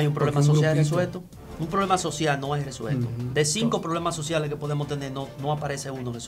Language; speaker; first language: Spanish; native; Spanish